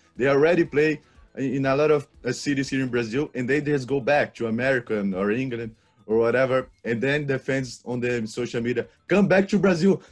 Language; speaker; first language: English; non-native, learner; Portuguese